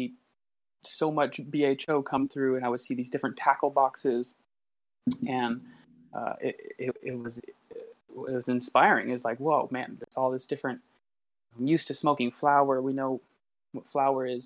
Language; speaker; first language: English; native; English